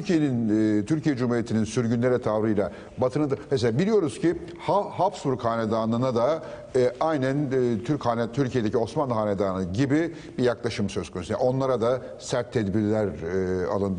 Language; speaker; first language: Turkish; native; Turkish